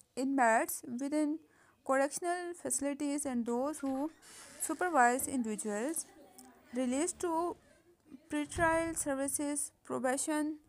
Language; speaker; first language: English; non-native, local second language; Urdu